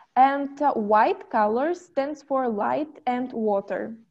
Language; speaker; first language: English; non-native, fluent; Bulgarian